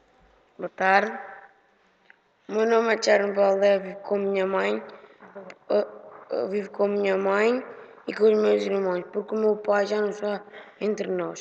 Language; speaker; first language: Portuguese; early bilingual, other home language; Upper Guinea Crioulo